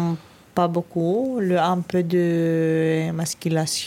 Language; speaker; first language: French; non-native, learner; Greek